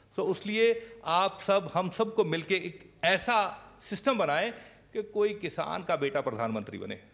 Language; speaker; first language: Hindi; non-native, local second language; Punjabi